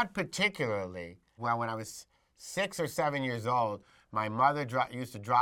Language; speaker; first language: English; native; English